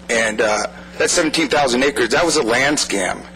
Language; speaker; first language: English; native; English